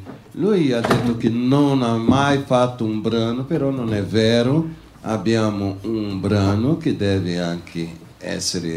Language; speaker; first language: Italian; non-native, fluent; Portuguese